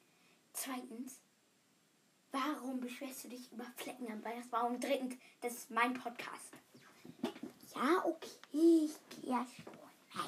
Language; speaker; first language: German; native; German